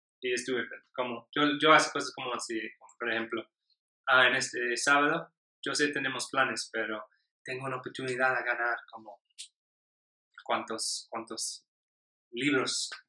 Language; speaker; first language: Spanish; non-native, learner; English